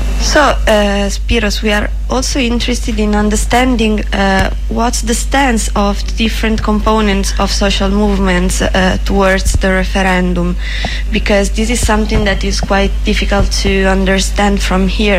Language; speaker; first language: English; non-native, fluent; Italian